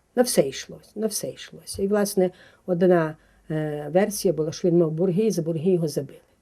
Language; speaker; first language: Ukrainian; native; Ukrainian